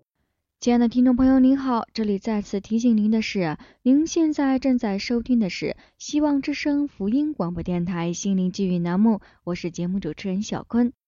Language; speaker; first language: Chinese; native; Chinese